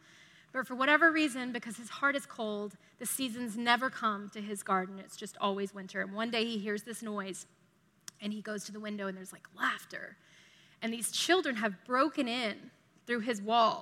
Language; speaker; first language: English; native; English